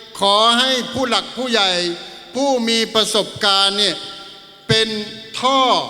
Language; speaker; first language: Thai; non-native, local second language; Malay